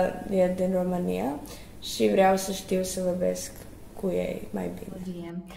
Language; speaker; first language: Romanian; early bilingual, heritage; Croatian